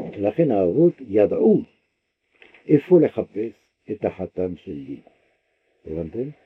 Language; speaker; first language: Hebrew; non-native, fluent; French